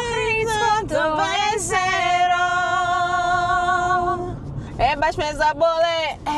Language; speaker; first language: Macedonian; non-native, learner; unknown